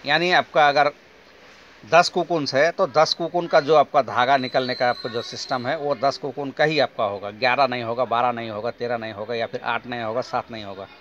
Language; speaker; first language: Hindi; non-native, local second language; Bangla